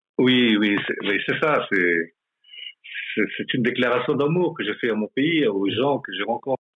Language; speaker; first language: French; non-native, local second language; Malagasy